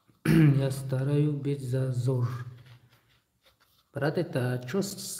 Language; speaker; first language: Russian; non-native, learner; Tajik